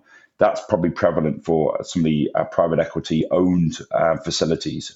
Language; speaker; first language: English; native; English